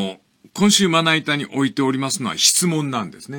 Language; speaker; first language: Japanese; native; Japanese